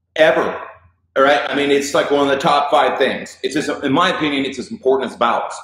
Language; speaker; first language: English; native; English